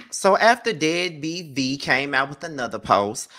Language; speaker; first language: English; native; English